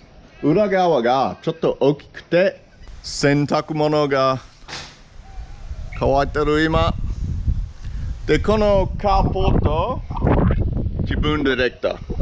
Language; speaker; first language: Japanese; non-native, learner; English